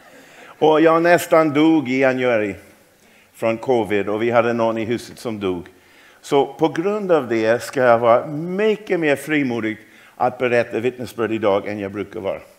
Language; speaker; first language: Swedish; non-native, fluent; English